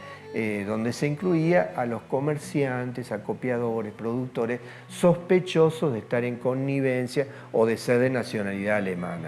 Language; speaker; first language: Spanish; native; Spanish